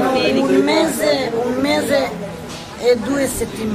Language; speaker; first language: Italian; non-native, learner; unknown